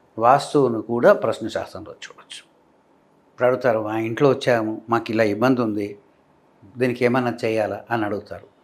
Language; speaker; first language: Telugu; non-native, fluent; Malayalam